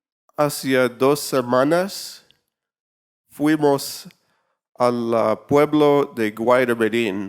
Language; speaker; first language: Spanish; non-native, learner; English